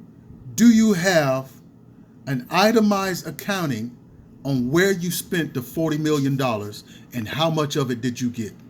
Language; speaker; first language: English; native; English